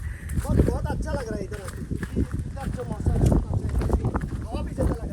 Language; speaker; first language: Hindi; non-native, local second language; Assamese